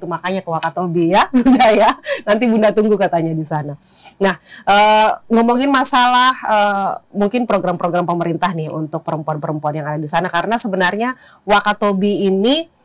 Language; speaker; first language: Indonesian; native; Indonesian